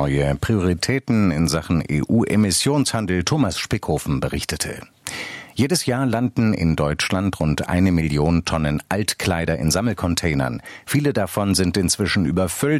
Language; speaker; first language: German; native; German